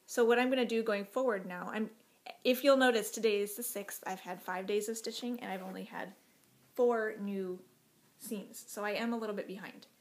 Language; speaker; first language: English; native; English